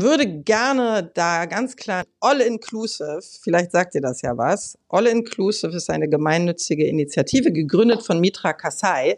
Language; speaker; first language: German; native; German